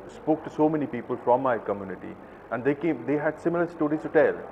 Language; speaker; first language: English; non-native, local second language; Kashmiri